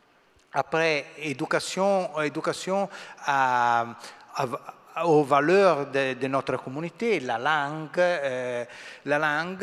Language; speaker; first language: French; non-native, fluent; Italian